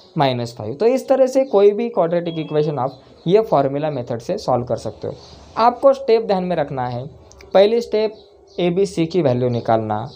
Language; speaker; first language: Hindi; non-native, local second language; Marathi